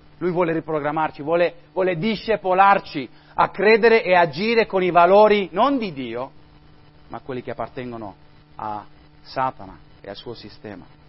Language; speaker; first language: Italian; non-native, fluent; Spanish